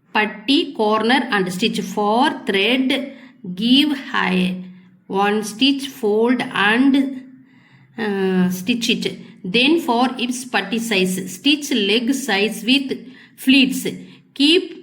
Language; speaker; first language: English; non-native, local second language; Tamil